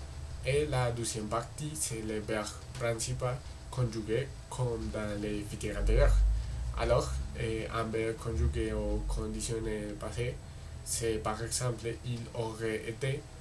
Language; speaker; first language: French; non-native, learner; Spanish